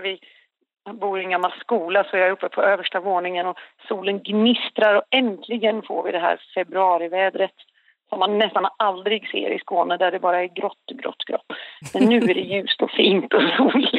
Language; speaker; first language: Swedish; native; Swedish